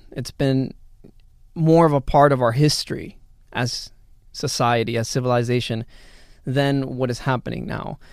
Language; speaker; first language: English; early bilingual, other home language; Spanish